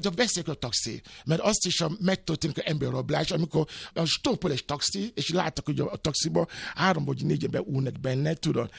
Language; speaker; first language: Hungarian; non-native, fluent; Yoruba